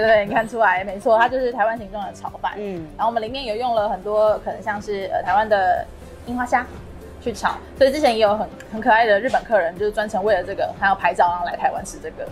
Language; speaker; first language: Chinese; native; Chinese